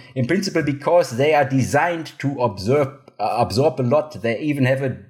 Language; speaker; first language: English; non-native, fluent; German